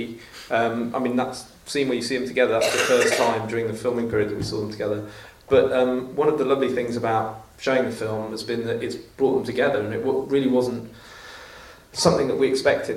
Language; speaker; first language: English; native; English